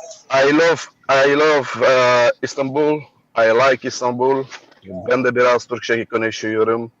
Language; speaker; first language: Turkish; non-native, learner; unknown